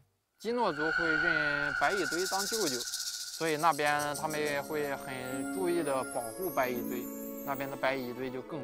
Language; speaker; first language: Chinese; native; Chinese